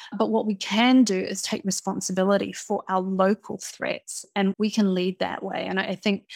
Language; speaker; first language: English; native; English